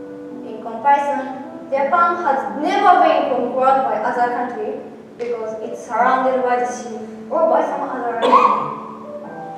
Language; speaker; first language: English; non-native, learner; Japanese